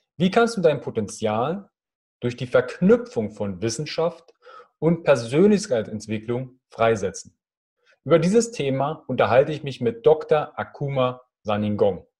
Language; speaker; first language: German; native; German